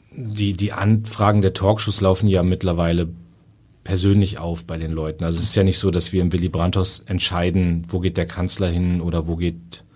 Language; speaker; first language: German; native; German